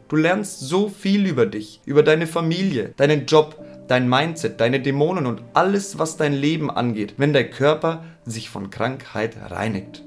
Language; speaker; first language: German; native; German